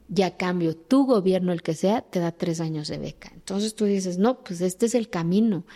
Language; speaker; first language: Spanish; early bilingual, other home language; Zapotec